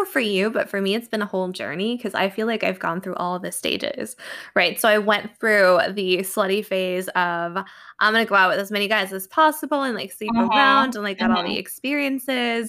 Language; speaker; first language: English; native; English